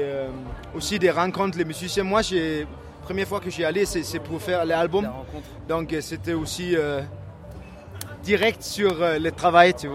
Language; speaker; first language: French; non-native, learner; Danish